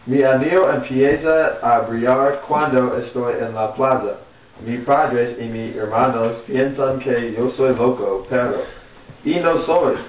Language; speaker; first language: Spanish; non-native, learner; English